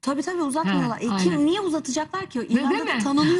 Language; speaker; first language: Turkish; native; Turkish